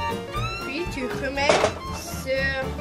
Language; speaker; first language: French; non-native, learner; English